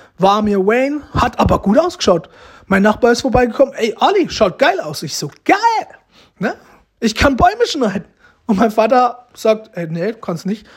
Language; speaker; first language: German; early bilingual, other home language; Romanian